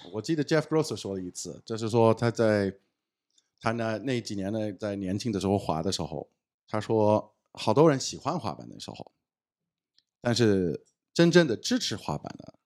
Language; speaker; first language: Chinese; non-native, fluent; English